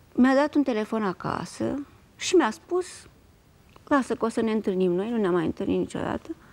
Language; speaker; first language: Romanian; native; Romanian